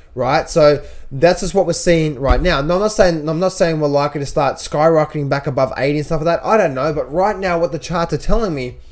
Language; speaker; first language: English; native; English